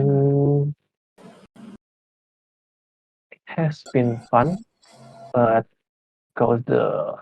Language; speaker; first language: English; non-native, learner; Indonesian